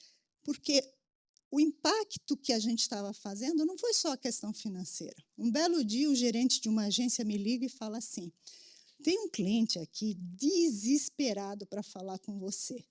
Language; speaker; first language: Portuguese; native; Portuguese